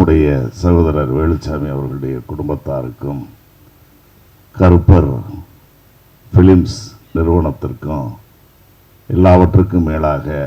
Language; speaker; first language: Tamil; native; Tamil